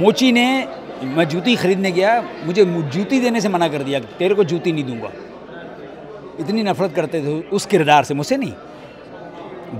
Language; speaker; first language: Hindi; non-native, local second language; Punjabi